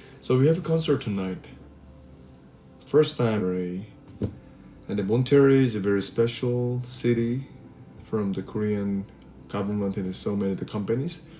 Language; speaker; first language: English; non-native, fluent; Korean